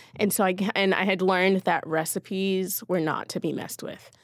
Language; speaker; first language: English; non-native, local second language; Yoruba